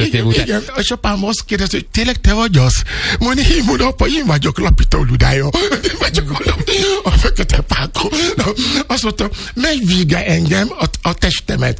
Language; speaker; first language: Hungarian; non-native, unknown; Yoruba